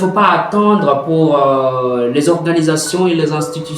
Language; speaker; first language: French; non-native, learner; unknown